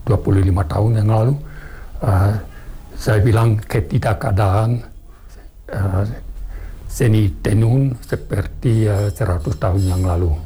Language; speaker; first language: Indonesian; non-native, fluent; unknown